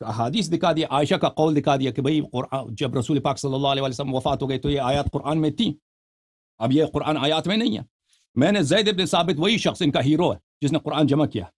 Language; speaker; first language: Urdu; non-native, fluent; Persian